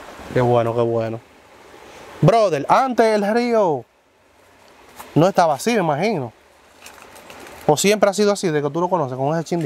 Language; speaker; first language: Spanish; native; Spanish